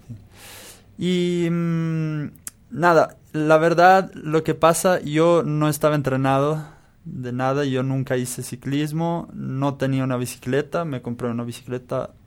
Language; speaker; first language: Spanish; non-native, fluent; Italian